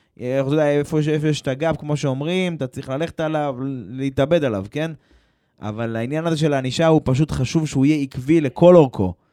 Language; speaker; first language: Hebrew; native; Hebrew